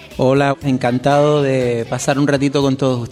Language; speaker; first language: Spanish; native; Spanish